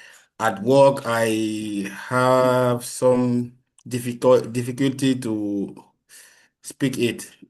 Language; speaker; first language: English; non-native, learner; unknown